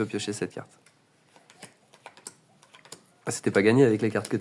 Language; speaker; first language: French; native; French